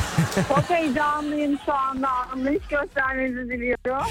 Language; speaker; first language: Turkish; early bilingual, other home language; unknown